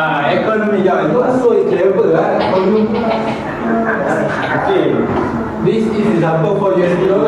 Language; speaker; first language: English; non-native, fluent; Malay